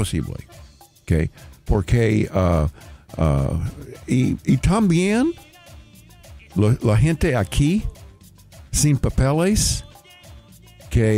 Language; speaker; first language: Spanish; non-native, learner; English